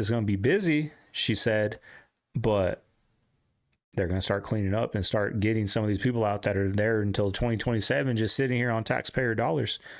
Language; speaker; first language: English; native; English